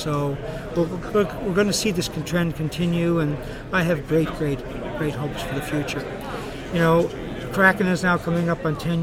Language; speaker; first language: English; native; English